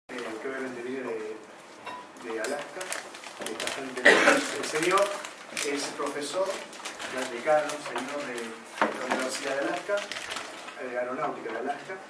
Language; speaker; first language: Spanish; native; Spanish